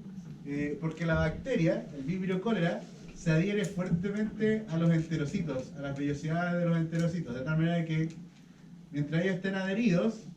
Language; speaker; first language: Spanish; native; Spanish